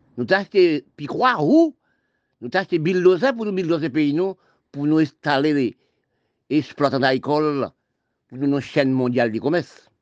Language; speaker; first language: French; non-native, local second language; Haitian Creole